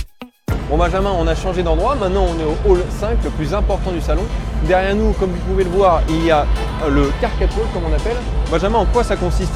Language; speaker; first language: French; native; French